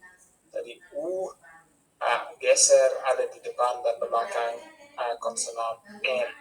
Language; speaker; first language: Indonesian; non-native, fluent; English